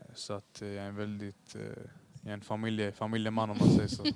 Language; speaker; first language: Swedish; early bilingual, other home language; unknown